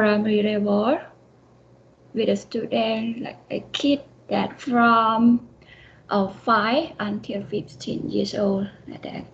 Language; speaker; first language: English; non-native, learner; Khmer